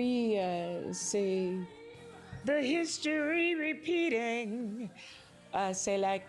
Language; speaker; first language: French; non-native, learner; English